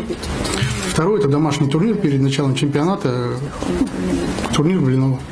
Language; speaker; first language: Russian; native; Russian